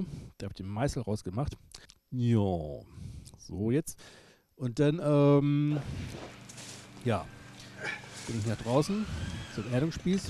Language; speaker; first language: German; native; German